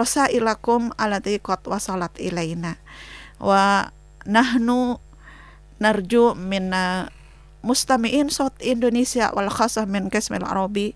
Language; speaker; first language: Arabic; non-native, fluent; Indonesian